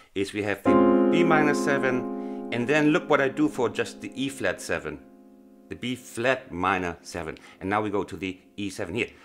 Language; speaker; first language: English; non-native, fluent; German